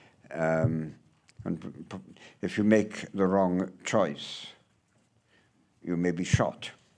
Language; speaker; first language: English; native; English